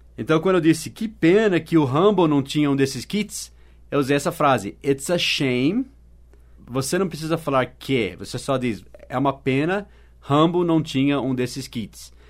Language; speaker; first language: Portuguese; non-native, fluent; English